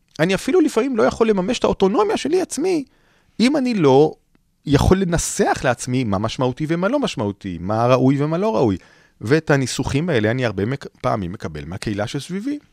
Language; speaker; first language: Hebrew; native; Hebrew